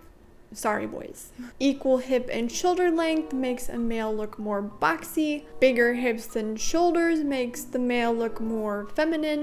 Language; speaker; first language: English; native; English